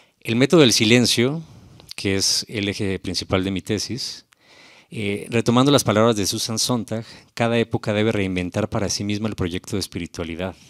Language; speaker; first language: Spanish; native; Spanish